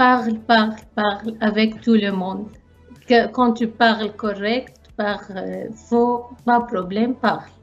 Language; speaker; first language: French; non-native, learner; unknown